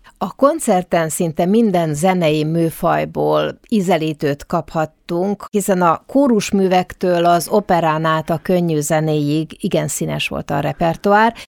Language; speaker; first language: Hungarian; native; Hungarian